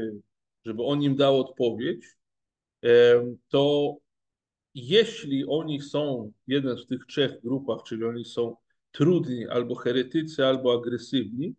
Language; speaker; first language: Polish; non-native, fluent; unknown